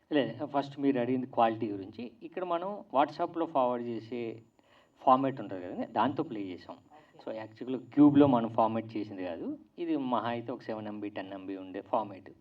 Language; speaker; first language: Telugu; native; Telugu